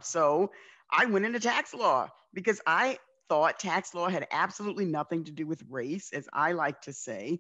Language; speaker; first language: English; native; English